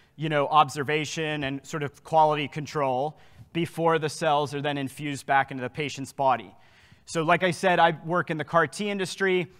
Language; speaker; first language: English; native; English